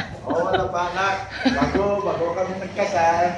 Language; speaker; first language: Filipino; non-native, local second language; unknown